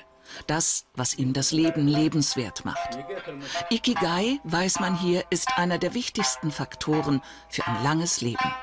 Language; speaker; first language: German; native; German